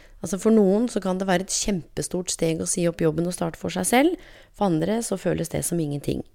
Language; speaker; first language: Norwegian; native; Norwegian